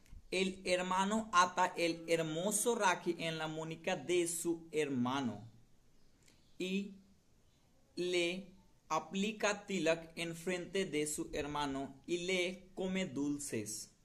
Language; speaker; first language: Spanish; non-native, learner; Hindi